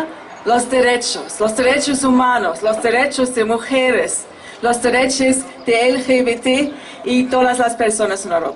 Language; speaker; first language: Spanish; non-native, fluent; German